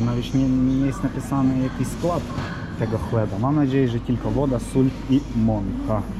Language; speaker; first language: Polish; non-native, learner; Ukrainian